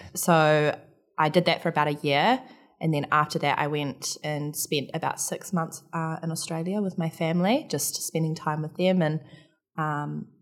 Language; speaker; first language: English; native; English